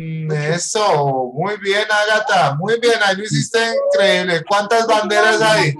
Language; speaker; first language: Spanish; native; Spanish